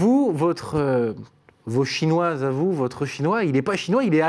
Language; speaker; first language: French; native; French